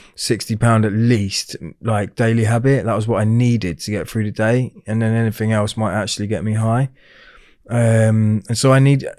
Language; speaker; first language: English; native; English